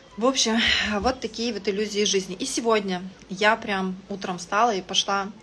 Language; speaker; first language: Russian; native; Russian